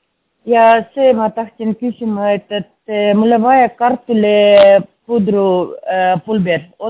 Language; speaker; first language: Estonian; non-native, learner; Russian